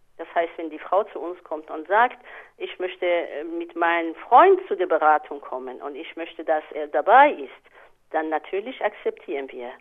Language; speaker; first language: German; non-native, fluent; Persian